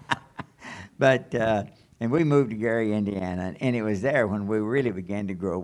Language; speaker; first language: English; native; English